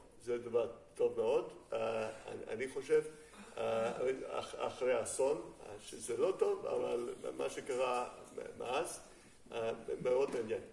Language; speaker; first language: Hebrew; non-native, fluent; English